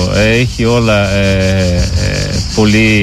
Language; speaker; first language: Greek; non-native, learner; Portuguese